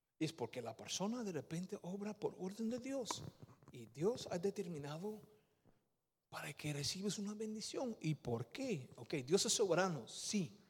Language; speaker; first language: Spanish; non-native, fluent; Dutch